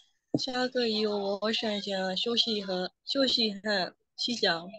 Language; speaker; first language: Chinese; non-native, learner; Burmese